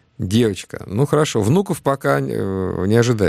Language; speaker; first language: Russian; native; Russian